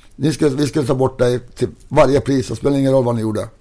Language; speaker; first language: Swedish; native; Swedish